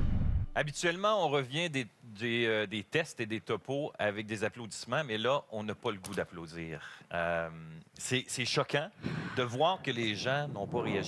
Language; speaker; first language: French; native; French